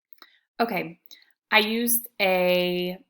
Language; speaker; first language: English; native; English